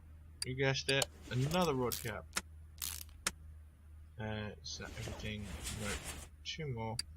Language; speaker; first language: English; native; English